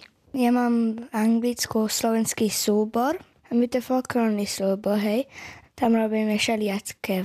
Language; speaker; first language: Slovak; early bilingual, heritage; Slovak